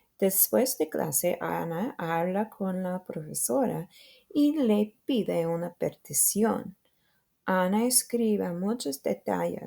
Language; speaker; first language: Spanish; non-native, fluent; English